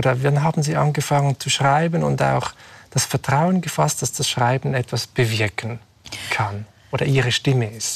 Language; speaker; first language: German; native; German